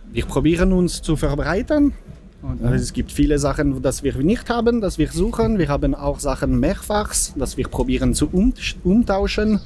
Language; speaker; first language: German; non-native, fluent; French